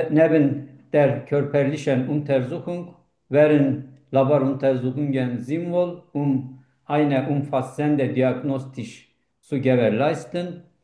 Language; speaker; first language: German; non-native, learner; Turkish